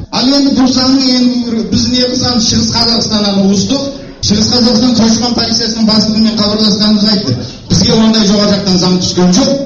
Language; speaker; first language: Kazakh; early bilingual, heritage; Kazakh